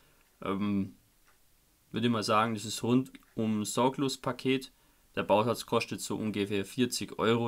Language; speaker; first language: German; native; German